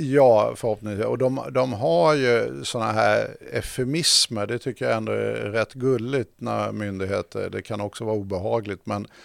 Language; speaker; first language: Swedish; native; Swedish